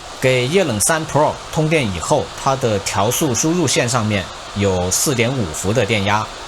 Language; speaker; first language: Chinese; native; Chinese